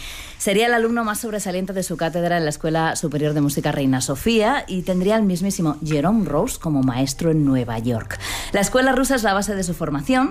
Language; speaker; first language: Spanish; native; Spanish